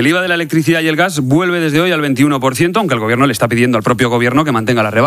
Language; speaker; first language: Spanish; native; Spanish